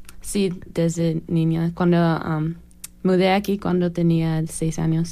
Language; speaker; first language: Spanish; non-native, learner; English